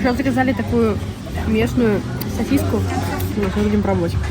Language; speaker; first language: Russian; native; Russian